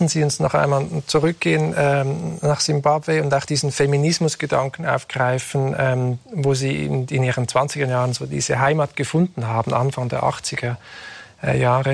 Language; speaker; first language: German; native; German